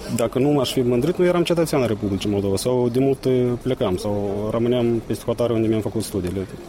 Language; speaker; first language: Romanian; native; Romanian